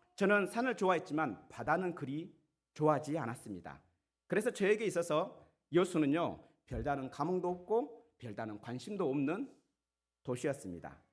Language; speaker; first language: Korean; native; Korean